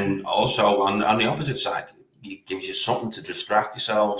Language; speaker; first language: English; native; English